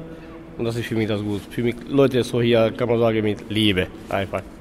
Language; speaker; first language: German; non-native, learner; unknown